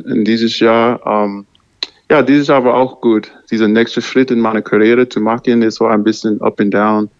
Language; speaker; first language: German; non-native, learner; English